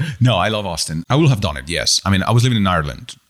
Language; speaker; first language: English; non-native, fluent; Spanish